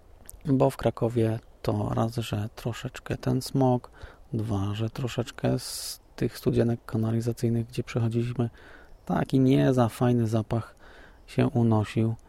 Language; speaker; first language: Polish; native; Polish